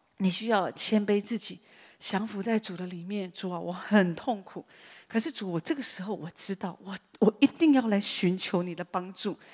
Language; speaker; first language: Chinese; native; Chinese